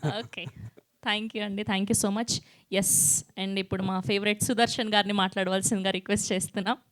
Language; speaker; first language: Telugu; native; Telugu